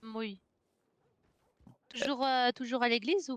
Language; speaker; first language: French; native; French